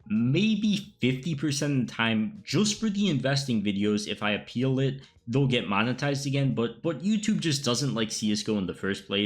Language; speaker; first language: English; native; English